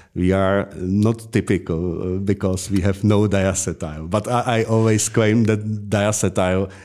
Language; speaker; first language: English; non-native, fluent; Czech